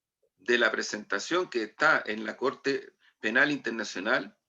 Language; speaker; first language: Spanish; native; Spanish